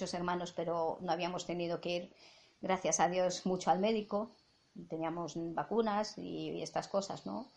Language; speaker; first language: Spanish; non-native, local second language; Catalan